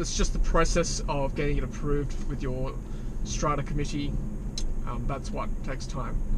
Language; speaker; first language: English; native; English